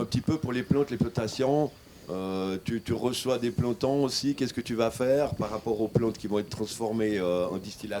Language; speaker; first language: French; native; French